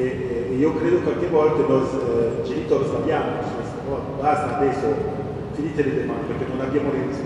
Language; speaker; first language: Italian; early bilingual, other home language; French